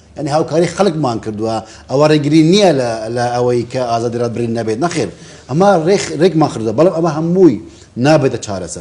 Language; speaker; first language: Central Kurdish; non-native, local second language; Kurdish